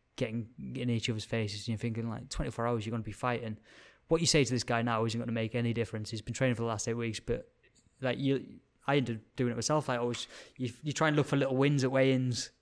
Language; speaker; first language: English; native; English